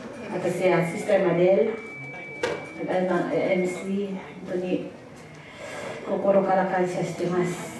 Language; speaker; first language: Japanese; non-native, fluent; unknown